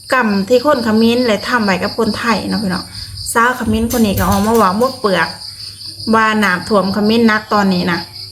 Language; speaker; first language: Thai; native; Thai